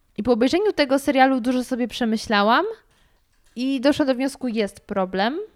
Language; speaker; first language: Polish; native; Polish